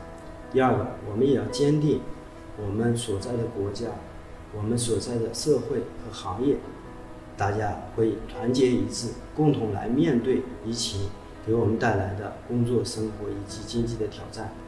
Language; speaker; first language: Chinese; native; Chinese